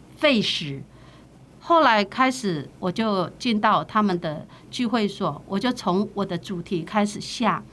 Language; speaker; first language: Chinese; non-native, local second language; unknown